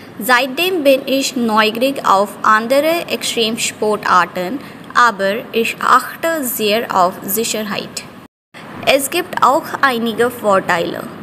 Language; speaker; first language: German; non-native, fluent; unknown